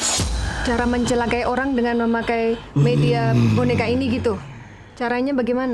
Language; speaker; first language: Indonesian; native; Indonesian